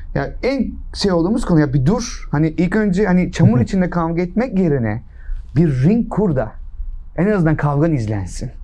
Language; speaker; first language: Turkish; early bilingual, heritage; English